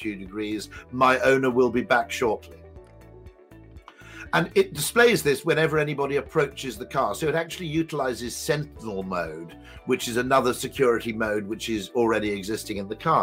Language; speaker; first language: English; native; English